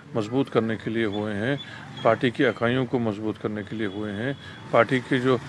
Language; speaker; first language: Urdu; native; Urdu